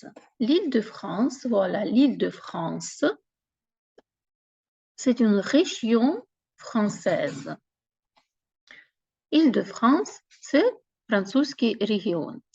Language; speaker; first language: French; non-native, fluent; Ukrainian